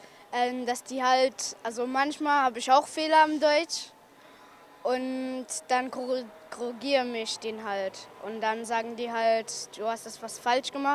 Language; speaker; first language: German; early bilingual, other home language; Persian